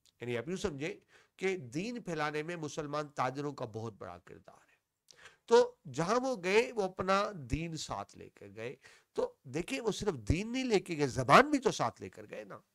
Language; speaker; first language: Urdu; non-native, local second language; Punjabi